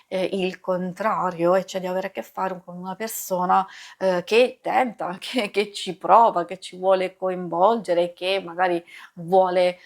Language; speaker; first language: Italian; native; Italian